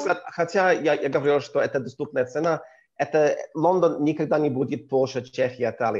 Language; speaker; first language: Russian; non-native, learner; English